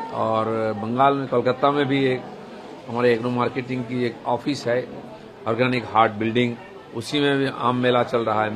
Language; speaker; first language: Hindi; non-native, local second language; Bangla